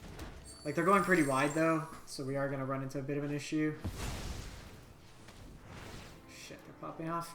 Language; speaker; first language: English; native; English